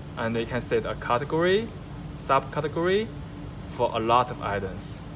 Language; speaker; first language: English; non-native, learner; Chinese